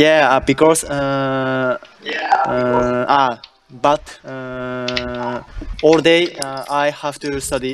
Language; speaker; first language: English; non-native, learner; Japanese